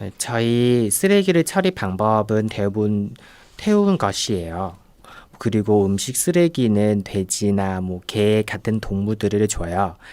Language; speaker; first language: Korean; non-native, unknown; Vietnamese